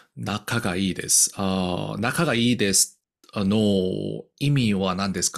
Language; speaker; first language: Japanese; non-native, learner; Korean